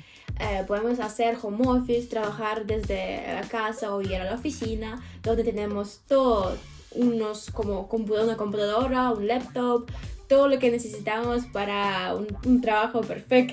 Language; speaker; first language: Spanish; non-native, fluent; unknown